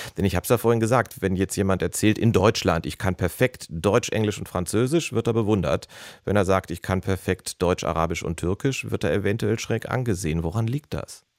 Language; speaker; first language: German; native; German